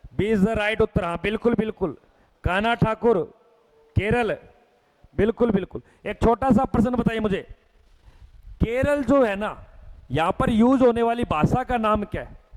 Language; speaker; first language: Hindi; native; Hindi